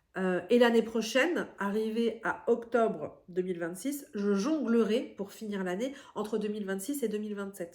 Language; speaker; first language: French; native; French